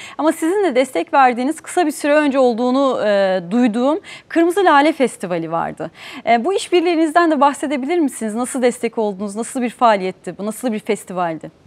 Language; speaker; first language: Turkish; native; Turkish